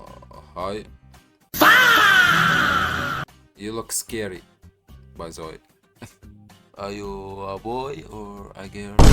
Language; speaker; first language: English; non-native, learner; Arabic